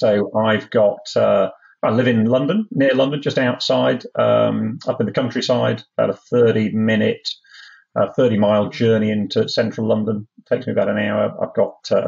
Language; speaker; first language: English; native; English